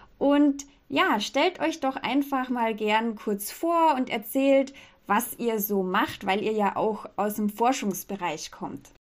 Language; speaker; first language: German; native; German